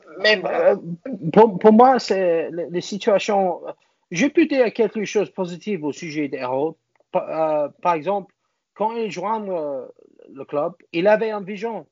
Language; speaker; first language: French; non-native, learner; English